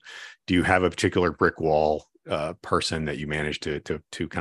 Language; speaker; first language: English; native; English